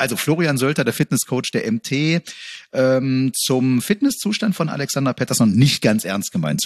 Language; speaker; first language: German; native; German